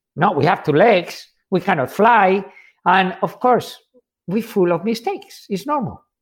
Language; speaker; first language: English; non-native, fluent; Spanish